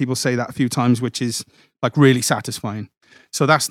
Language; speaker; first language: English; native; English